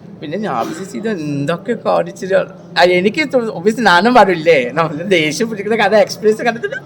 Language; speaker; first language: Malayalam; non-native, local second language; Assamese